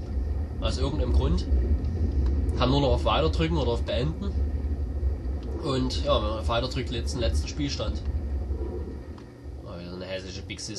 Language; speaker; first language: German; native; German